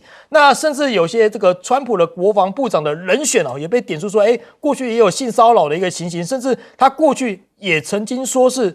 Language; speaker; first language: Chinese; native; Chinese